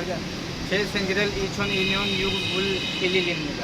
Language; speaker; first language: Korean; non-native, learner; Punjabi